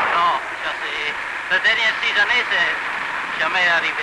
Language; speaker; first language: French; non-native, local second language; Dutch